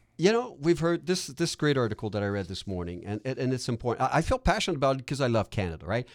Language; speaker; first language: English; non-native, local second language; French